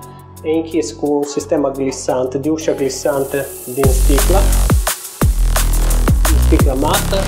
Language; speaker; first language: Romanian; non-native, fluent; Italian